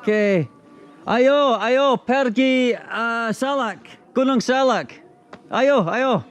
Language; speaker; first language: Indonesian; non-native, learner; English